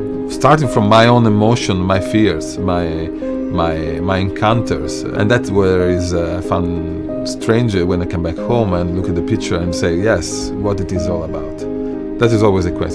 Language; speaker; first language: English; non-native, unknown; Italian